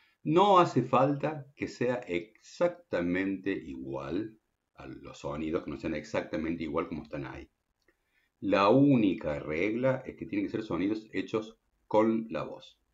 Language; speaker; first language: Spanish; native; Spanish